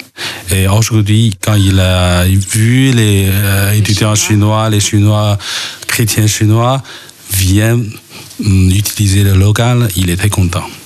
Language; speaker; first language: French; non-native, fluent; Chinese